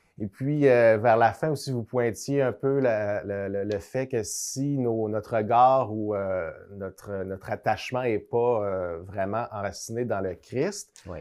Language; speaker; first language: French; native; French